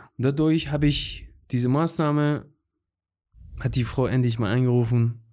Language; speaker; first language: German; non-native, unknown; Persian